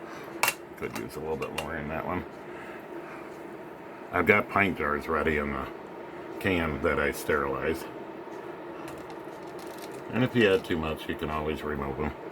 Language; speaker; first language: English; native; English